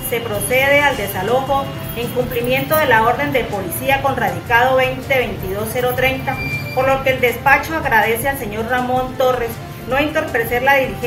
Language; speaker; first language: Spanish; native; Spanish